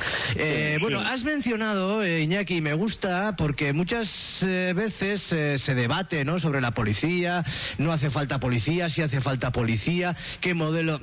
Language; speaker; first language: Spanish; native; Spanish